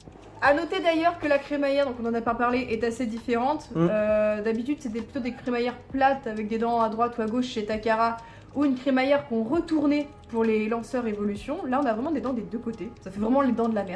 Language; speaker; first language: French; native; French